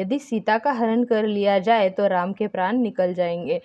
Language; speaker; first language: Hindi; non-native, local second language; Marathi